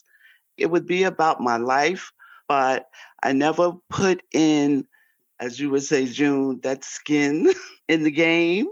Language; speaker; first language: English; native; English